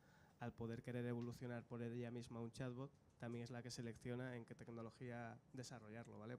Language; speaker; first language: Spanish; native; Spanish